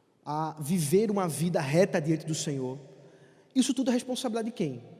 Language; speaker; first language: Portuguese; native; Portuguese